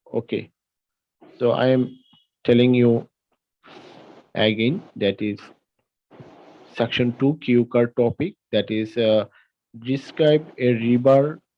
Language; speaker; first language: English; non-native, learner; Bangla